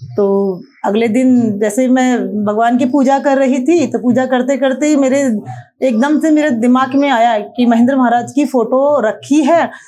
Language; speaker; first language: Hindi; native; Hindi